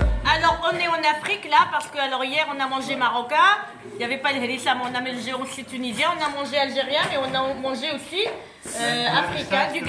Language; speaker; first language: French; native; French